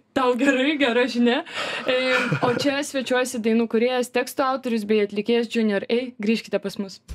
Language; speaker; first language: Lithuanian; native; Lithuanian